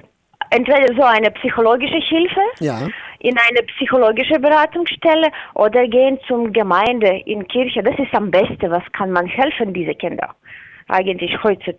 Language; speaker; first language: German; non-native, learner; Latvian